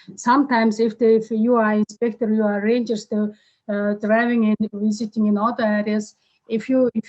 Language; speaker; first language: English; non-native, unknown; Mongolian